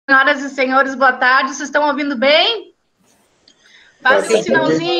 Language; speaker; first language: Portuguese; native; Portuguese